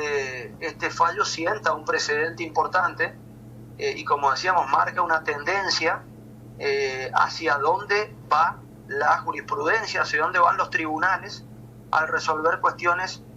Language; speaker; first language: Spanish; native; Spanish